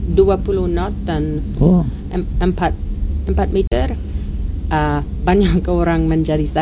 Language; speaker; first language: Indonesian; non-native, learner; English